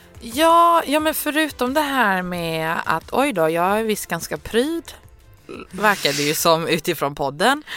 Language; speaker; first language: Swedish; native; Swedish